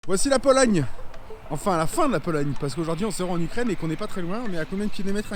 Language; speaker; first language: French; native; French